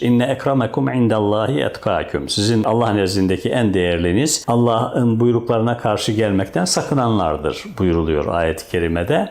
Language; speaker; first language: Turkish; native; Turkish